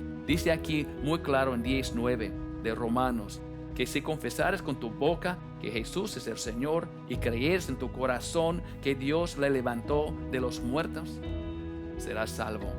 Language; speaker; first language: Spanish; non-native, fluent; English